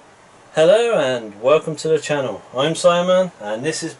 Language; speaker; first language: English; native; English